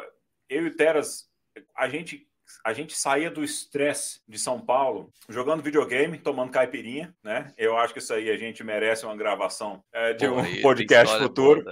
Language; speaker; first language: Portuguese; native; Portuguese